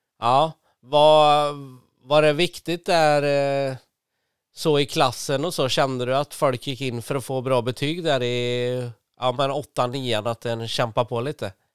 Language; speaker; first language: Swedish; native; Swedish